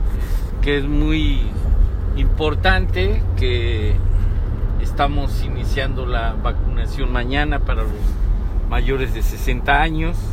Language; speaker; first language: Spanish; native; Spanish